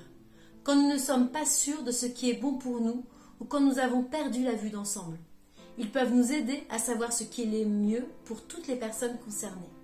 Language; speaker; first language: French; native; French